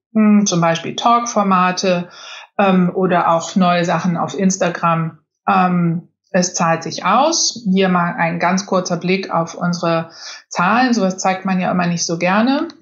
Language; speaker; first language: German; native; German